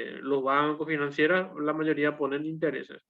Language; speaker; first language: Spanish; native; Spanish